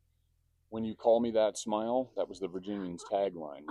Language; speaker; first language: English; native; English